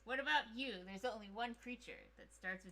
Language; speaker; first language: English; native; English